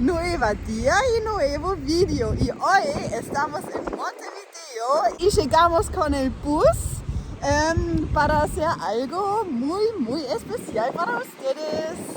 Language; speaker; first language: Spanish; non-native, learner; German